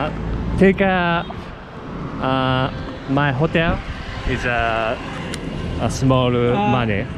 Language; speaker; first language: English; non-native, learner; Japanese